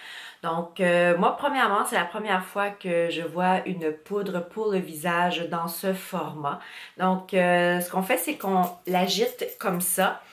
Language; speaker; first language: French; native; French